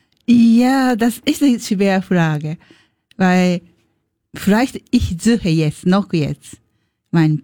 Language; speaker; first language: German; non-native, learner; Japanese